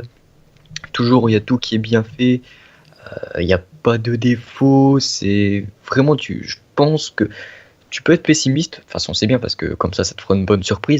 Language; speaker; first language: French; native; French